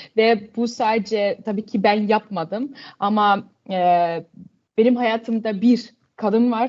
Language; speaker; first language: Turkish; early bilingual, heritage; Turkish